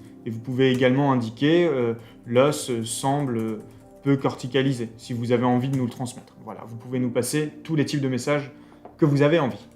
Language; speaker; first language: French; native; French